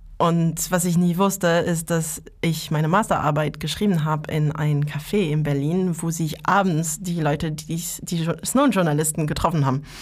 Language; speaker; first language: German; non-native, fluent; French